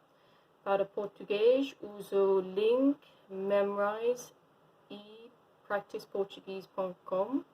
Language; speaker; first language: Portuguese; non-native, fluent; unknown